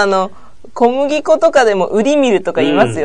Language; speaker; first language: Japanese; native; Japanese